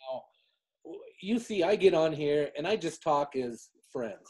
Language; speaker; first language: English; native; English